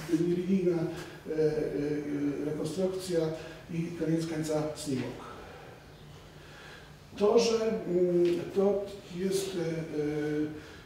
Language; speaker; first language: Polish; non-native, learner; Russian